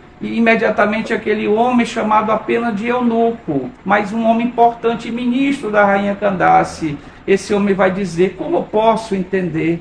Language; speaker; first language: Portuguese; native; Portuguese